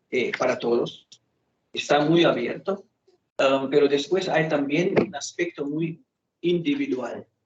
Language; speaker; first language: Spanish; non-native, fluent; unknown